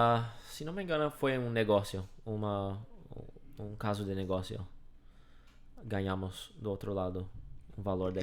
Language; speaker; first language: Portuguese; non-native, fluent; English